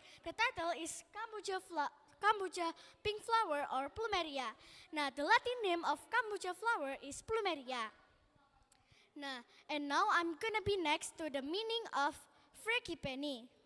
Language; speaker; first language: English; non-native, learner; Indonesian